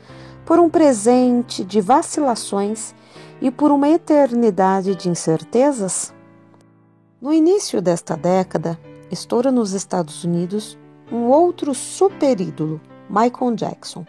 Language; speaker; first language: Portuguese; native; Portuguese